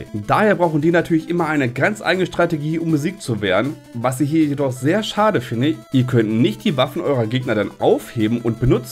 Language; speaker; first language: German; native; German